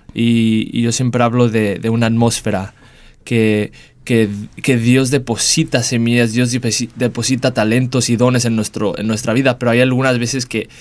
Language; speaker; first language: Spanish; early bilingual, heritage; Spanish